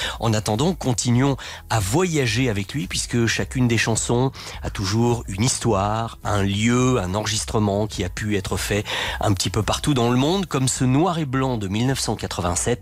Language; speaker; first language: French; native; French